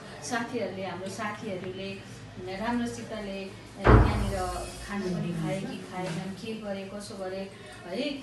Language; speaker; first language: Nepali; native; Nepali